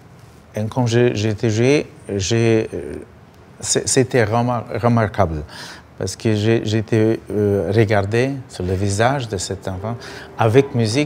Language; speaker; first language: French; non-native, learner; Russian